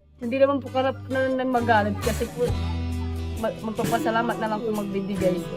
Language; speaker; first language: Filipino; non-native, local second language; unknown